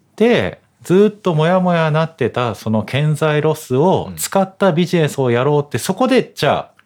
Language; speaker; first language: Japanese; native; Japanese